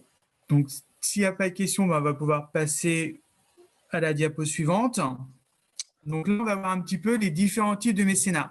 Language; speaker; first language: French; native; French